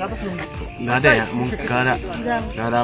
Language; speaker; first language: Indonesian; non-native, learner; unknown